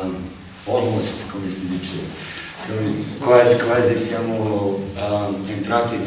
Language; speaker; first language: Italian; non-native, learner; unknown